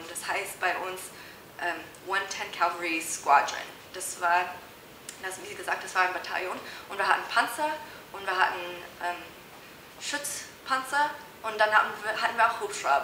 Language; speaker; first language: German; non-native, fluent; English